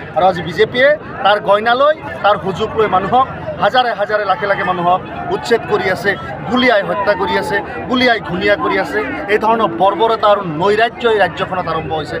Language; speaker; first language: Assamese; non-native, local second language; Bangla